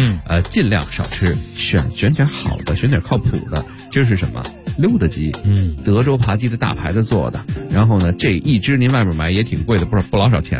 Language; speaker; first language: Chinese; native; Chinese